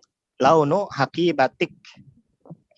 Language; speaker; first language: Arabic; non-native, learner; Indonesian